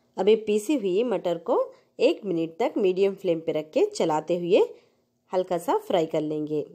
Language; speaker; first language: Hindi; non-native, local second language; Telugu